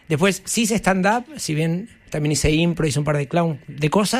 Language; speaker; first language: Spanish; native; Spanish